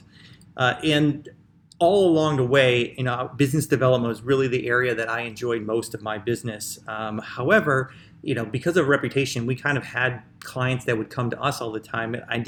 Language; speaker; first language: English; native; English